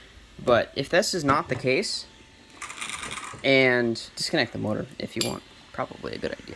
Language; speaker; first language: English; native; English